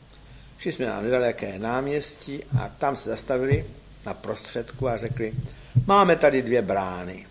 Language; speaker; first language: Czech; native; Czech